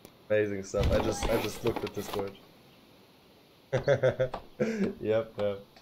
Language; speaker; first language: English; non-native, fluent; German